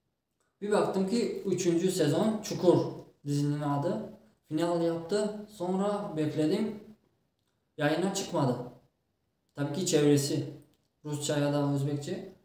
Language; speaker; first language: Turkish; non-native, fluent; Tajik